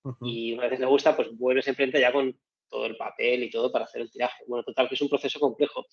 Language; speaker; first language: Spanish; native; Spanish